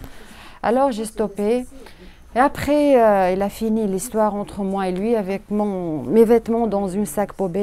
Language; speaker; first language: French; non-native, learner; Arabic